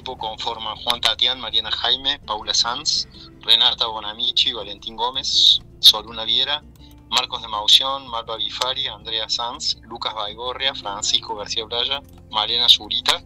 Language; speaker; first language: Spanish; native; Spanish